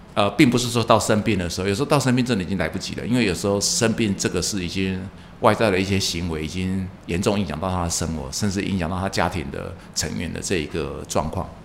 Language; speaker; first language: Chinese; non-native, local second language; Min Nan Chinese